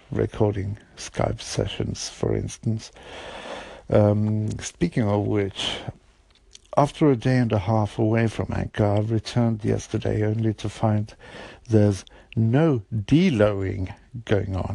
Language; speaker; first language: English; non-native, fluent; Norwegian